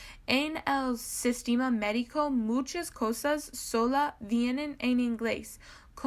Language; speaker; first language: Spanish; non-native, learner; English